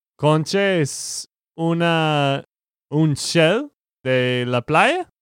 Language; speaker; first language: Spanish; non-native, learner; English